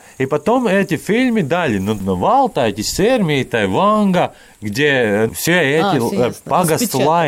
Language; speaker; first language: Russian; non-native, local second language; Latvian